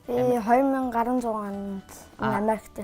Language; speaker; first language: Mongolian; early bilingual, heritage; Mongolian